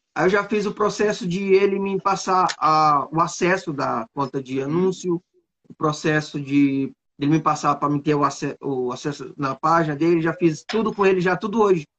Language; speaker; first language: Portuguese; native; Portuguese